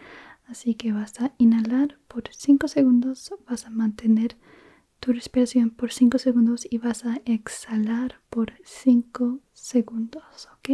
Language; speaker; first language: Spanish; early bilingual, heritage; Spanish